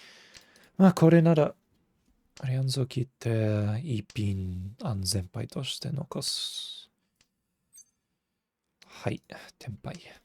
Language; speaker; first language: Japanese; non-native, fluent; English